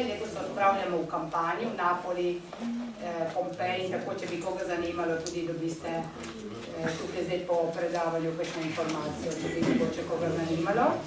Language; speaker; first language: Slovenian; native; Slovenian